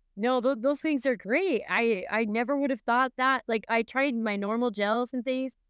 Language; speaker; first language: English; native; English